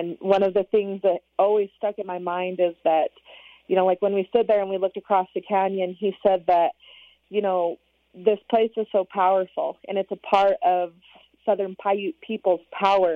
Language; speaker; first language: English; native; English